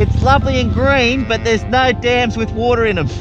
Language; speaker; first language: English; native; English